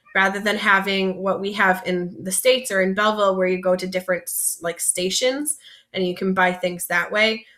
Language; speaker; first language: English; native; English